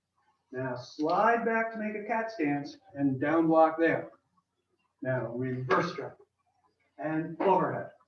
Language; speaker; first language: English; native; English